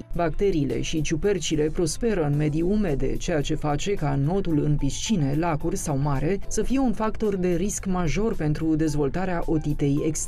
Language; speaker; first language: Romanian; native; Romanian